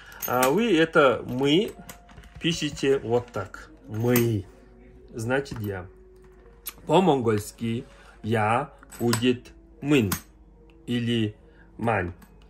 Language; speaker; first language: Russian; non-native, learner; Mongolian